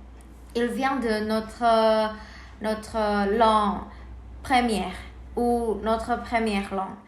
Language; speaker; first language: French; non-native, learner; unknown